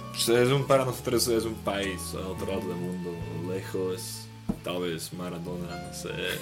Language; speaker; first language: Spanish; non-native, fluent; Slovak